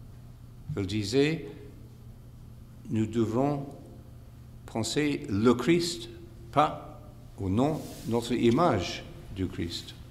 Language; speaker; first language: French; non-native, fluent; English